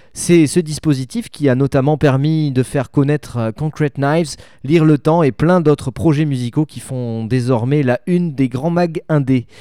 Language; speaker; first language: French; native; French